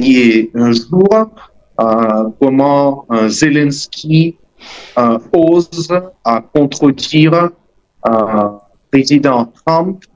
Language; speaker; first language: French; non-native, fluent; Russian